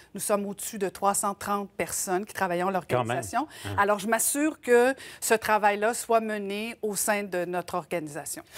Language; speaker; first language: French; native; French